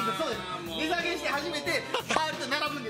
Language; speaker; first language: Japanese; native; Japanese